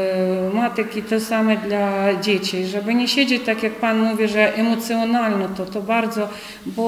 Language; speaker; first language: Polish; non-native, fluent; Ukrainian